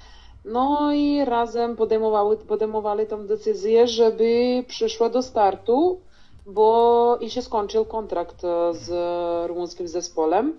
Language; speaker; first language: Polish; non-native, fluent; Serbian